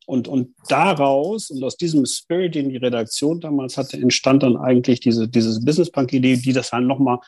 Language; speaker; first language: German; native; German